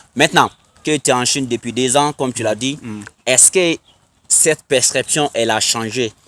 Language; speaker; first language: French; non-native, local second language; Bambara